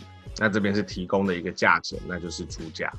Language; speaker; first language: Chinese; native; Chinese